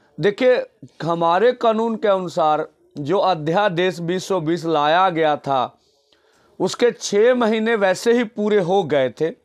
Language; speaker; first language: Hindi; non-native, local second language; Punjabi